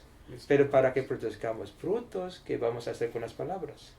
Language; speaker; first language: Spanish; non-native, learner; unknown